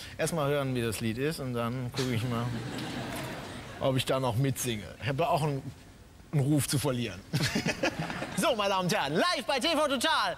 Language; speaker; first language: German; native; German